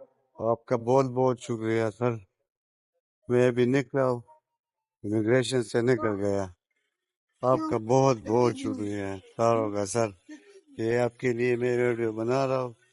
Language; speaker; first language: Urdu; non-native, local second language; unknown